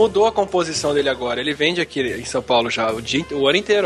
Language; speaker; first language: Portuguese; native; Portuguese